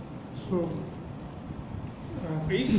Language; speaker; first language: English; non-native, local second language; Malay